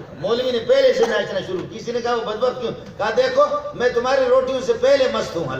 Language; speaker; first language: Urdu; non-native, local second language; Brahui